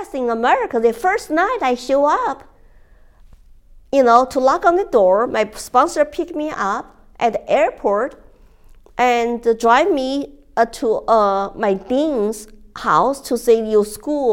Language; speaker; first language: English; non-native, fluent; Chinese